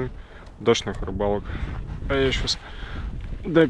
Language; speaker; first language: Russian; native; Russian